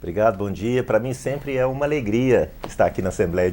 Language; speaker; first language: Portuguese; native; Portuguese